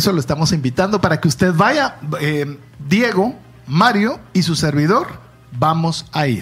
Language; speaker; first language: Spanish; native; Spanish